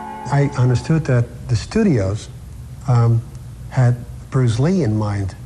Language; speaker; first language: English; non-native, fluent; Dutch